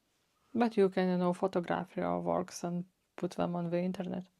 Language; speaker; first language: English; non-native, fluent; Lithuanian